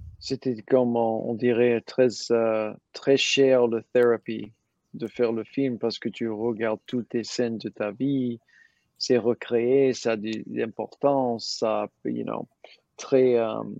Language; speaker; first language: French; non-native, learner; English